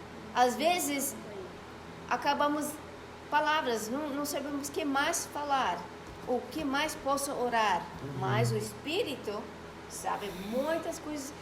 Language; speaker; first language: Portuguese; non-native, fluent; Spanish